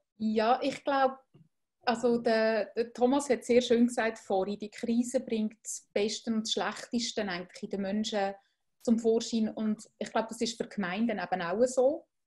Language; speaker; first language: German; native; German